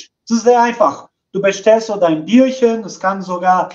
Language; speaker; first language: German; non-native, fluent; Portuguese